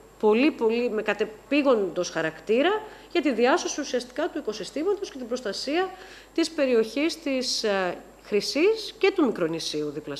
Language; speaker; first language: Greek; native; Greek